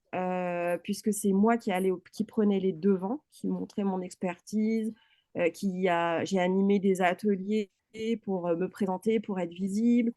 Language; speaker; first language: French; native; French